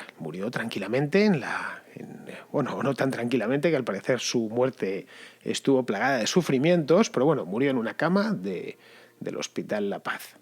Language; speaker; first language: Spanish; native; Spanish